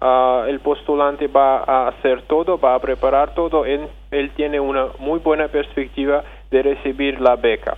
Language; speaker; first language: Spanish; non-native, fluent; Russian